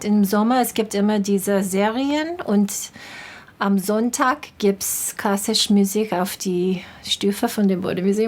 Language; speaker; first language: German; non-native, fluent; English